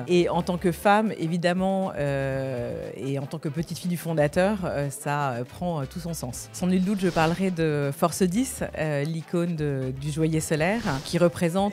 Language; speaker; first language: French; native; French